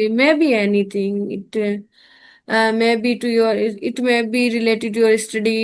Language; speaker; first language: English; non-native, learner; Hindi